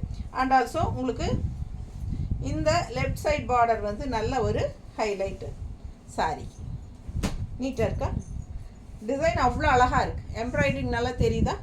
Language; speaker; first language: Tamil; native; Tamil